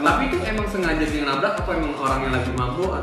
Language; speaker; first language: Indonesian; native; Indonesian